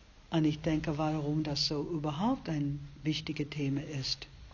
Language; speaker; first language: German; non-native, fluent; English